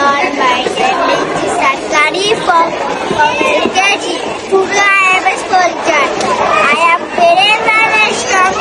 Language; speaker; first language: English; non-native, learner; Bangla